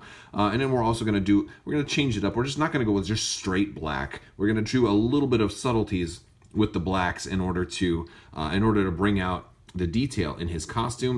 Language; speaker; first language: English; native; English